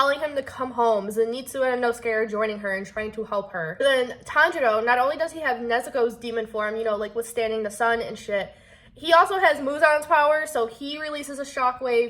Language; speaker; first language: English; native; English